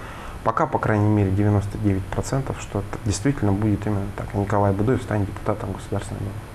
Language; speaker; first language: Russian; native; Russian